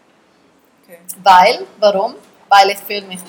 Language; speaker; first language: German; early bilingual, heritage; German